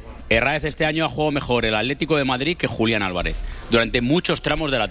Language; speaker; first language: Spanish; native; Spanish